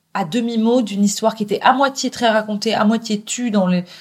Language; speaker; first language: French; native; French